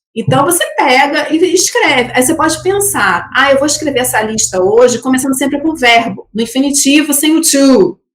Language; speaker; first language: Portuguese; native; Portuguese